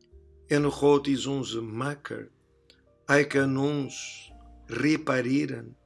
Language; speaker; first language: Dutch; non-native, learner; Portuguese